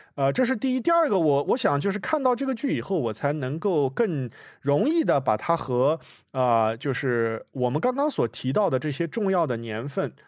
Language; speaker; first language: Chinese; native; Chinese